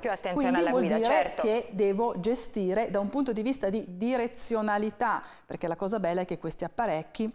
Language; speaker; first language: Italian; native; Italian